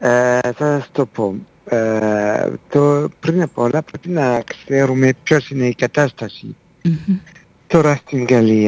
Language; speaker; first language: Greek; non-native, fluent; French